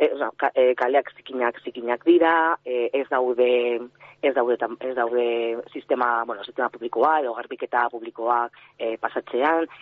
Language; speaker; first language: Basque; non-native, local second language; Spanish